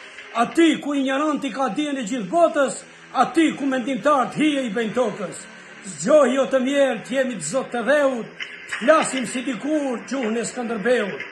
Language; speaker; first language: Albanian; native; Albanian